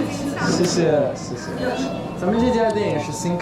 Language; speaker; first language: Chinese; non-native, fluent; English